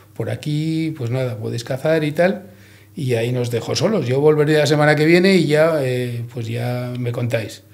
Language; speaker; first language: Spanish; native; Spanish